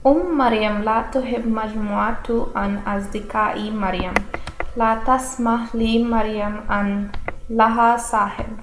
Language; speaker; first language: Arabic; non-native, learner; English